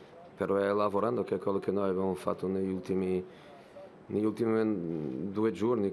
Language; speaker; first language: Italian; non-native, fluent; Portuguese